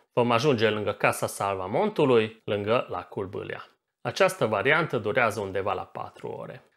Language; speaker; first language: Romanian; non-native, local second language; Hungarian